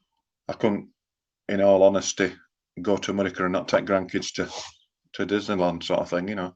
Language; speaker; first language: English; native; English